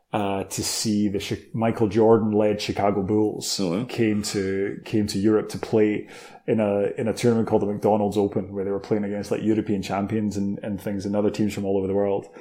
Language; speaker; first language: English; native; English